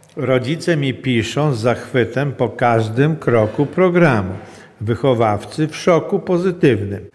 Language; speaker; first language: Polish; native; Polish